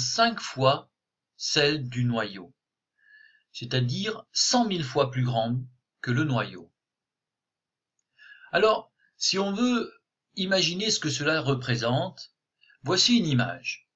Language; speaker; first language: French; native; French